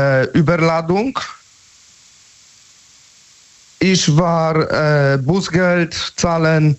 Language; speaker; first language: German; non-native, learner; Polish